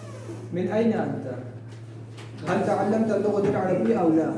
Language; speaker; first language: Arabic; non-native, fluent; Urdu